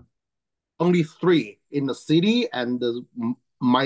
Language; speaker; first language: English; non-native, learner; Chinese